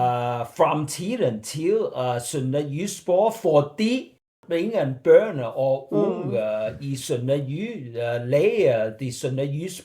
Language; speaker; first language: Danish; non-native, learner; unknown